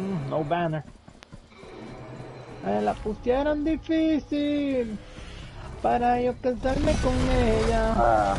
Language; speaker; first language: Spanish; native; Spanish